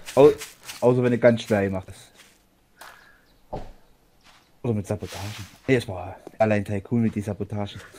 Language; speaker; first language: German; native; German